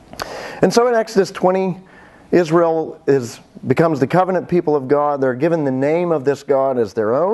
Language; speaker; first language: English; native; English